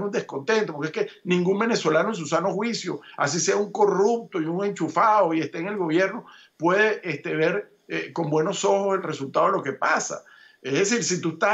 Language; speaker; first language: Spanish; native; Spanish